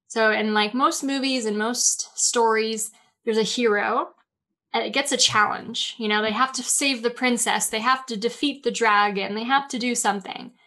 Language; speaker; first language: English; native; English